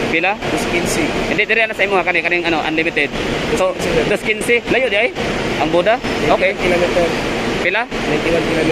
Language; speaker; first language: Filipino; non-native, local second language; Cebuano